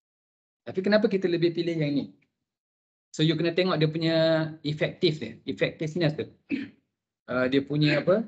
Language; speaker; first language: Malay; native; Malay